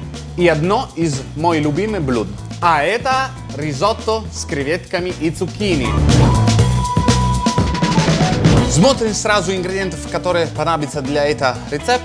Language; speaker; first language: Russian; non-native, fluent; Italian